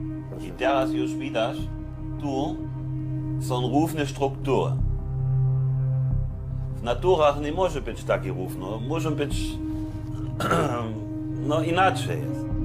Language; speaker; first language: Polish; non-native, fluent; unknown